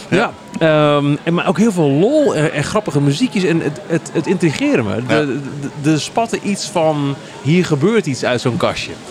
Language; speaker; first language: Dutch; native; Dutch